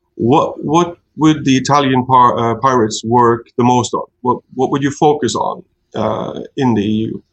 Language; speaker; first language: English; non-native, fluent; Norwegian